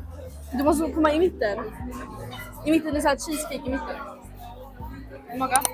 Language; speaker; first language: Swedish; early bilingual, other home language; Mongolian